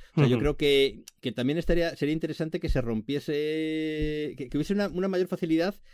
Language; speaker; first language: Spanish; native; Spanish